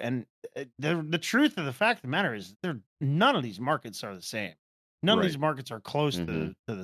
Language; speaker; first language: English; native; English